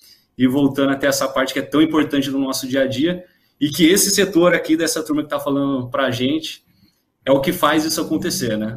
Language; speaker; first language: Portuguese; native; Portuguese